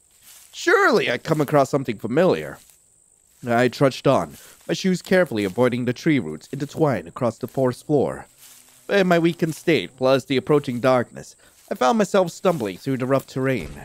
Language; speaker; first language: English; native; English